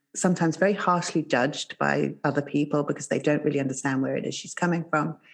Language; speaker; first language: English; native; English